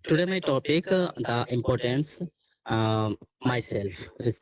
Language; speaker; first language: English; non-native, learner; Hindi